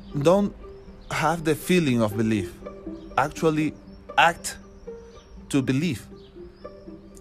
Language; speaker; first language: English; non-native, learner; Spanish